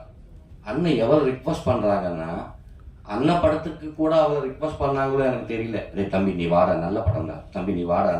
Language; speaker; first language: Tamil; non-native, learner; Telugu